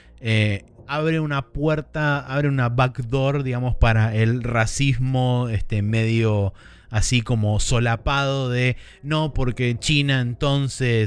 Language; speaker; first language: Spanish; native; Spanish